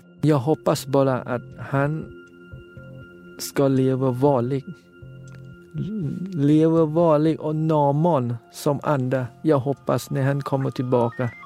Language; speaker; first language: Swedish; non-native, learner; Thai